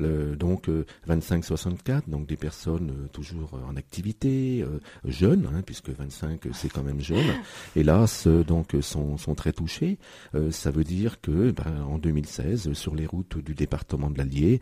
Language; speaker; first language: French; native; French